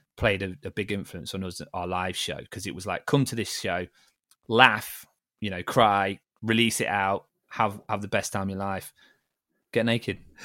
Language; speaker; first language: English; native; English